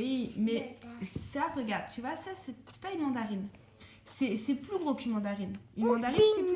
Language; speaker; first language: French; native; French